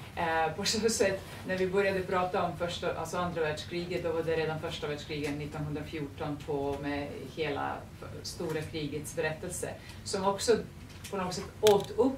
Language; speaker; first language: Swedish; non-native, fluent; Serbian